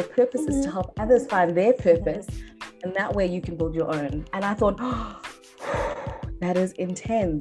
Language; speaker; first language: English; non-native, local second language; Xhosa